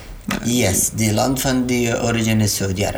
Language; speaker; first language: Dutch; non-native, learner; Arabic